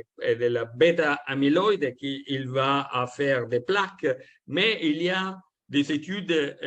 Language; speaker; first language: French; non-native, learner; Italian